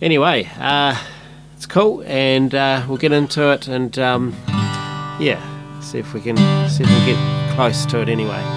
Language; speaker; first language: English; native; English